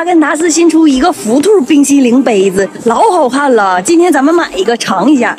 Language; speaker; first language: Chinese; native; Chinese